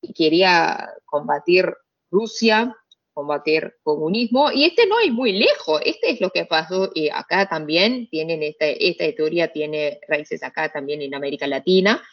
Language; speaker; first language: Spanish; non-native, fluent; Arabic